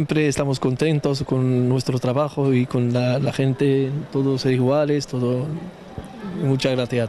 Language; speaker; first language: Spanish; non-native, learner; Arabic